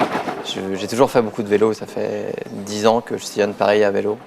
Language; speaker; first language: French; native; French